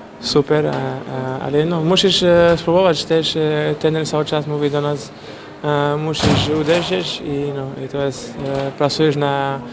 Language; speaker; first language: Polish; non-native, fluent; Portuguese